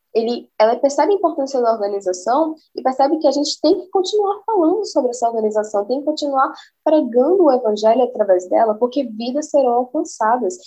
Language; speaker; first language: Portuguese; native; Portuguese